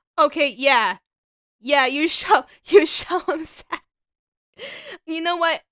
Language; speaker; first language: English; native; English